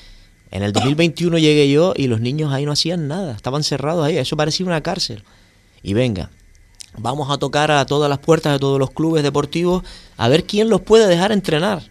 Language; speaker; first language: Spanish; native; Spanish